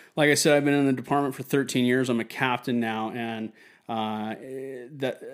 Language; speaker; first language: English; native; English